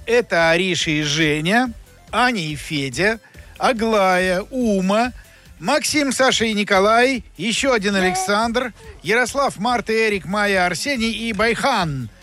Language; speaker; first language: Russian; native; Russian